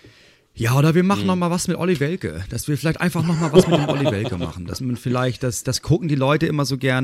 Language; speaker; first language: German; native; German